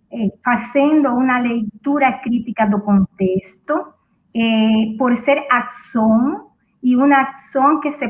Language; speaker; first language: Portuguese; non-native, fluent; Spanish